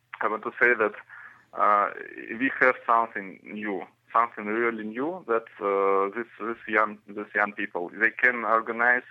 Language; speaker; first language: English; non-native, learner; Russian